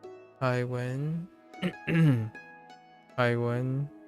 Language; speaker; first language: Chinese; non-native, learner; English